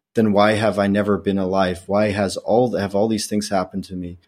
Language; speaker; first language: English; non-native, fluent; Dutch